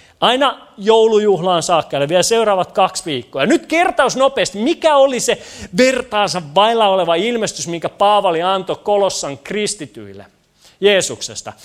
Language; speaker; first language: Finnish; native; Finnish